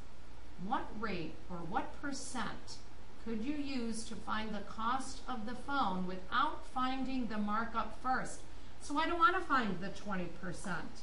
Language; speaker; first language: English; native; English